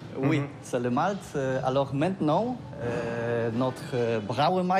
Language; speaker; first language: French; non-native, learner; Polish